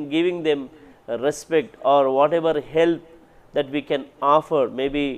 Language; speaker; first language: English; non-native, local second language; Kannada